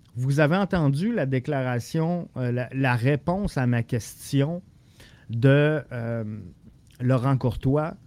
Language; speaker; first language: French; native; French